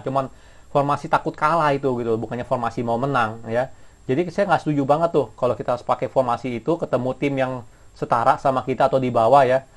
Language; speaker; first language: Indonesian; native; Indonesian